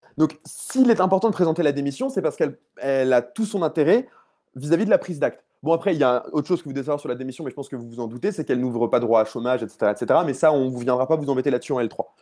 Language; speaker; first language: French; native; French